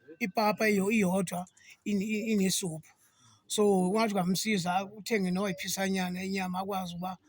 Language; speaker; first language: Zulu; non-native, local second language; Xhosa